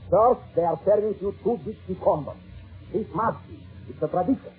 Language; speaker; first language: English; non-native, fluent; Russian